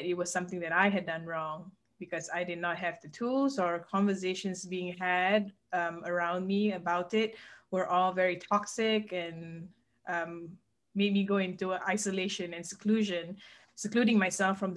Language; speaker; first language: English; non-native, local second language; Malay